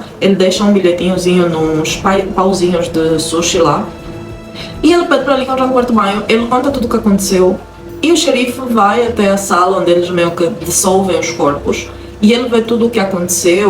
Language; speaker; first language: Portuguese; native; Portuguese